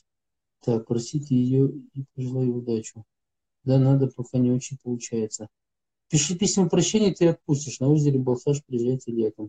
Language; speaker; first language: Russian; native; Russian